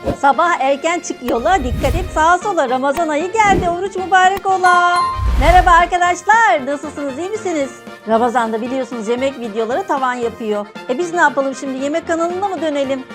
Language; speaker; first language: Turkish; native; Turkish